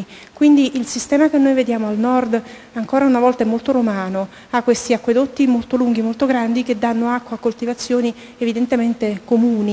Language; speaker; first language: Italian; native; Italian